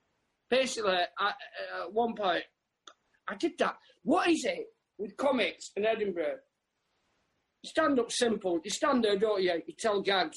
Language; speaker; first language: English; native; English